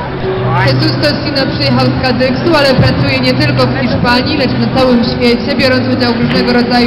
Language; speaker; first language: Polish; native; Polish